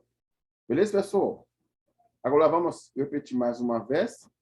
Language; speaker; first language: Portuguese; non-native, fluent; Haitian Creole